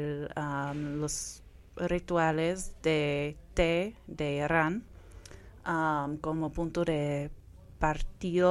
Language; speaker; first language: Spanish; non-native, fluent; English